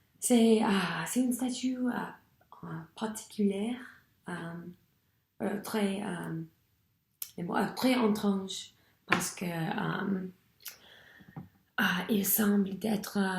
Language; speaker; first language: French; non-native, learner; English